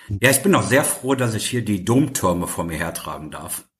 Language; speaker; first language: German; native; German